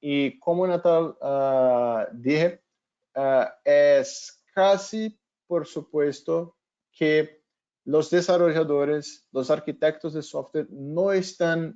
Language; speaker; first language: Spanish; non-native, fluent; Portuguese